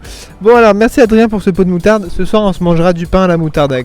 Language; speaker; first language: French; native; French